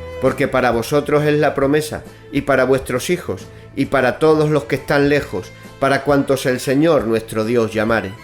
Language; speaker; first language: Spanish; native; Spanish